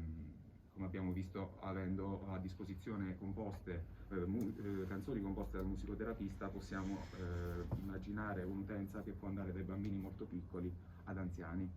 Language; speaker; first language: Italian; native; Italian